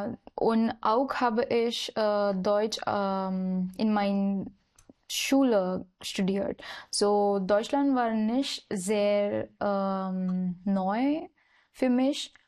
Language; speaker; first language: German; non-native, learner; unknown